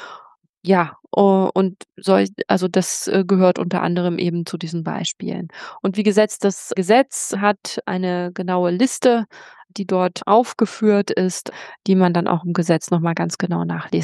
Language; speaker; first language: German; native; German